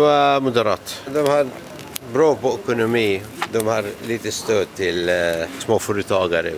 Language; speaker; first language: Swedish; non-native, learner; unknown